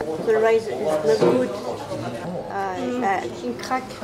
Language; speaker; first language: English; non-native, learner; French